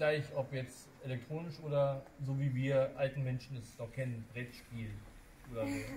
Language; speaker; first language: German; native; German